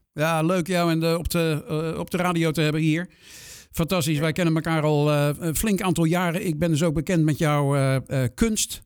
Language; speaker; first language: Dutch; native; Dutch